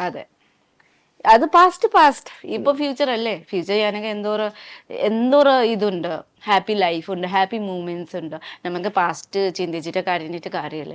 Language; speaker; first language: Malayalam; non-native, learner; Nepali